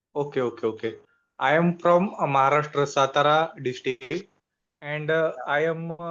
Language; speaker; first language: English; non-native, learner; Hindi